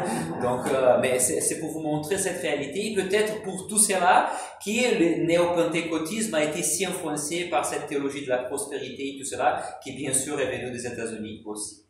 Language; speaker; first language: French; non-native, fluent; Portuguese